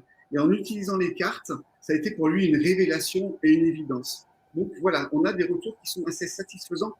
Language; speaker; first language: French; native; French